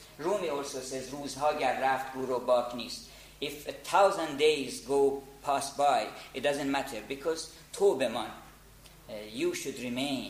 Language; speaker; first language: English; non-native, fluent; Persian